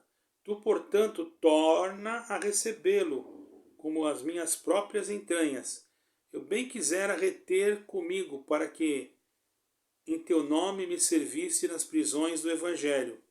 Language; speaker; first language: Portuguese; native; Portuguese